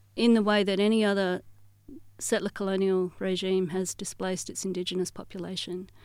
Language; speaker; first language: English; native; English